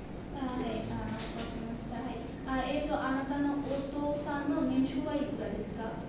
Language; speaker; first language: Japanese; non-native, fluent; Bangla